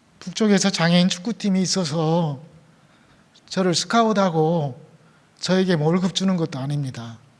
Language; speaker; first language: Korean; native; Korean